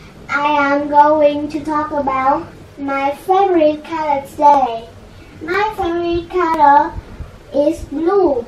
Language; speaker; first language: English; non-native, learner; Vietnamese